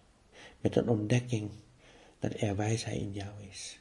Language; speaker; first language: Dutch; non-native, fluent; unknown